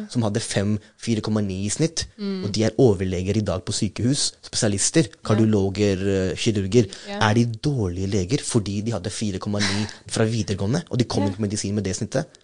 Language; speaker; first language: Norwegian; non-native, fluent; Urdu